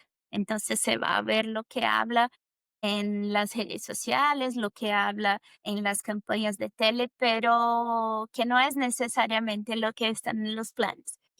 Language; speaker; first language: Spanish; non-native, fluent; Portuguese